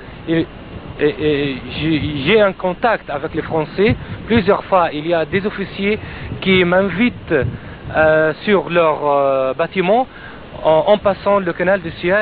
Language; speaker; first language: French; non-native, fluent; Arabic